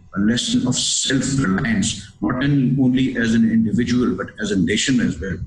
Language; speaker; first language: English; non-native, local second language; Urdu